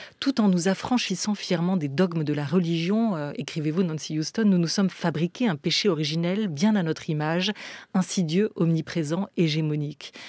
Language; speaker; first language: French; native; French